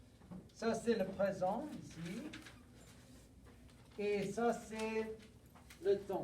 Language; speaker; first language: French; non-native, fluent; English